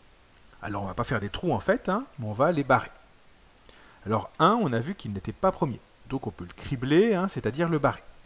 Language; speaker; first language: French; native; French